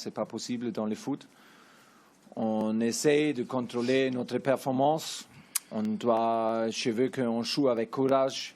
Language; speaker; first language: French; non-native, learner; German